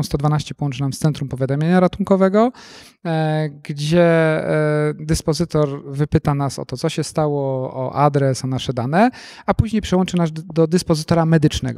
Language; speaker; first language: Polish; native; Polish